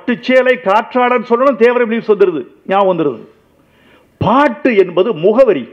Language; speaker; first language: Tamil; native; Tamil